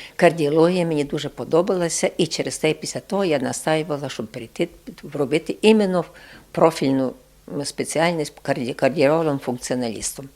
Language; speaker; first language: Ukrainian; non-native, local second language; Rusyn